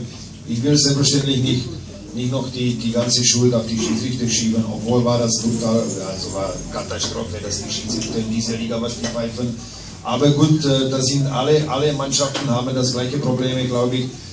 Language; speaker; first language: German; non-native, fluent; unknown